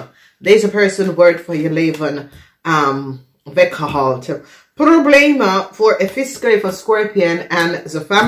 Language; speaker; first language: Dutch; non-native, fluent; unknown